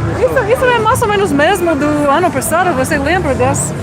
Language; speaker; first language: Portuguese; non-native, learner; English